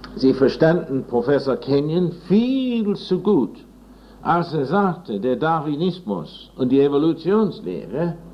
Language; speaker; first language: German; non-native, fluent; English